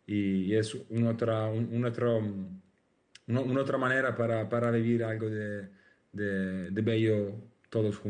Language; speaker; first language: Spanish; non-native, learner; Italian